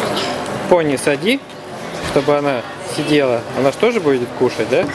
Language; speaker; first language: Russian; native; Russian